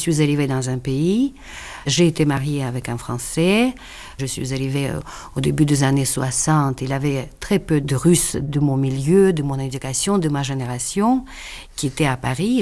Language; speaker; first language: French; non-native, fluent; Russian